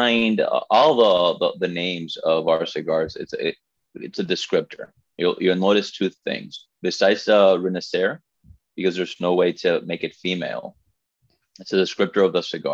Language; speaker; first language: English; non-native, fluent; Spanish